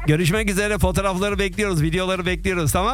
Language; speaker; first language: Turkish; early bilingual, other home language; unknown